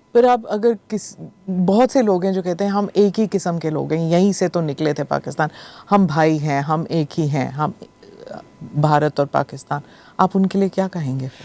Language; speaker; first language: Hindi; native; Hindi